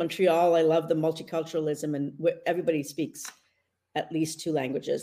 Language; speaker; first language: English; native; English